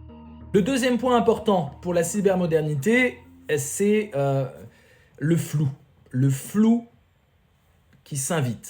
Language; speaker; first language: French; native; French